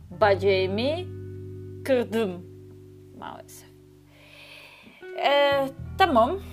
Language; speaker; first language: Turkish; non-native, learner; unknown